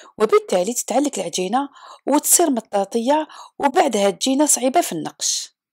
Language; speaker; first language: Arabic; native; Arabic